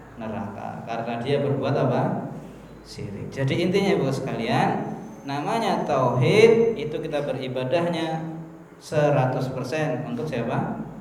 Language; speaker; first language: Indonesian; native; Indonesian